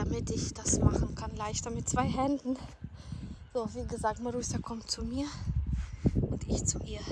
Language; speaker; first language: German; non-native, fluent; Ukrainian